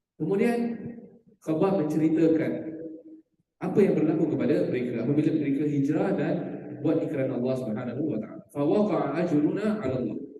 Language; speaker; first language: Malay; native; Malay